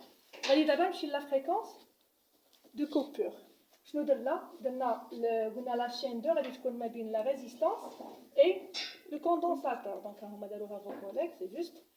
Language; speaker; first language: French; non-native, local second language; Arabic